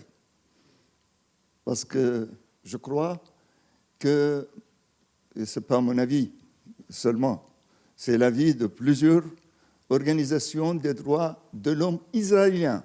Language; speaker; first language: French; non-native, fluent; Arabic